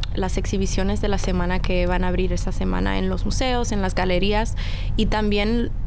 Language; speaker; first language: Spanish; early bilingual, heritage; Spanish